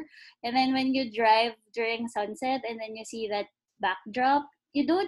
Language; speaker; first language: English; non-native, local second language; Filipino